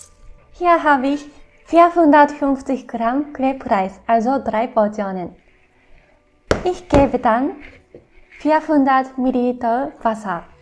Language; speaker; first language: German; non-native, fluent; Japanese